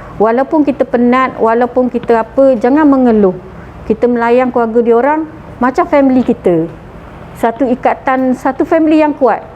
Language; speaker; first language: Malay; native; Malay